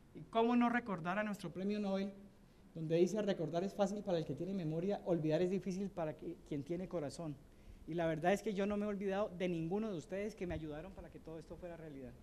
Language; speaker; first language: Spanish; native; Spanish